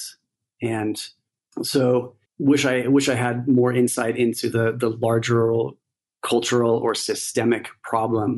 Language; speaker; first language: English; native; English